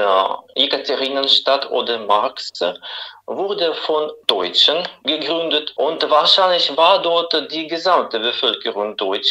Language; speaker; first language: German; non-native, fluent; Russian